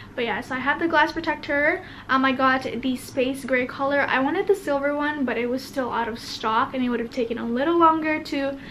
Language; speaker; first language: English; native; English